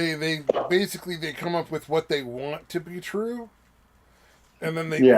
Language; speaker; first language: English; native; English